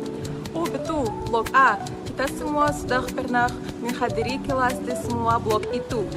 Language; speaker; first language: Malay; non-native, learner; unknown